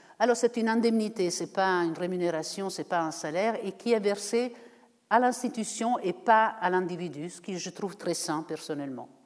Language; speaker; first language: French; non-native, fluent; Italian